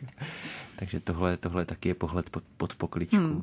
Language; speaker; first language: Czech; native; Czech